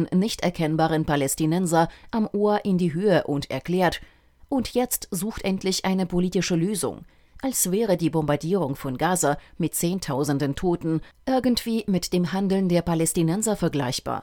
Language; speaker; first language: German; native; German